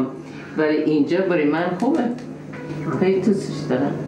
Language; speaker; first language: Persian; non-native, fluent; English